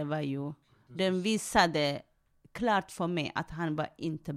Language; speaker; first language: Swedish; non-native, fluent; Tigrinya